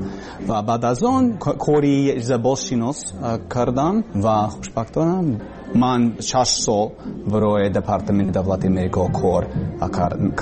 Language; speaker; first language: Persian; non-native, learner; English